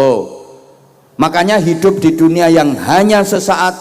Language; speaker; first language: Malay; non-native, local second language; Javanese